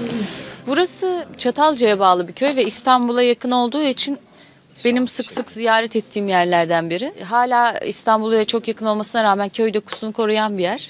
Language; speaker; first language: Turkish; native; Turkish